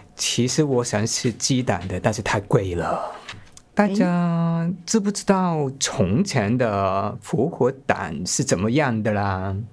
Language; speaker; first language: Chinese; non-native, local second language; Cantonese